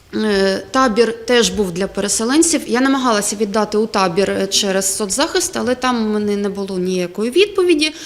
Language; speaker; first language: Ukrainian; non-native, local second language; Russian